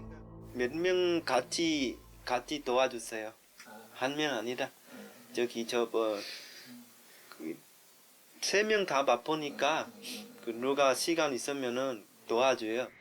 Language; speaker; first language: Korean; non-native, learner; Vietnamese